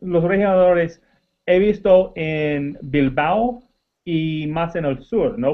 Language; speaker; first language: Spanish; non-native, learner; English